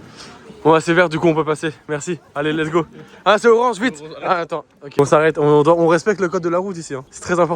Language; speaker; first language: French; native; French